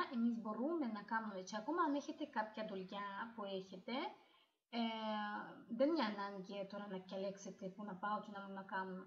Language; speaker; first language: Greek; non-native, learner; Russian